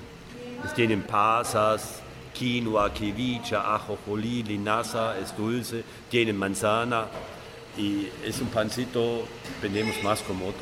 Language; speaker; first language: Spanish; non-native, fluent; German